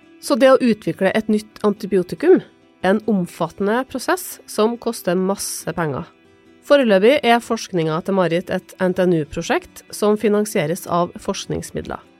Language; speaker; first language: Norwegian; native; Norwegian